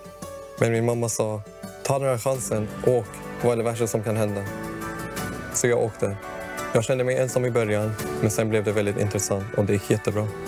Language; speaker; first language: Swedish; early bilingual, other home language; Persian